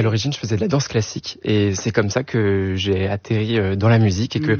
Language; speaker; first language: French; native; French